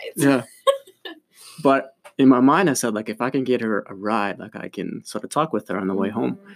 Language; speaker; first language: English; early bilingual, other home language; Ukrainian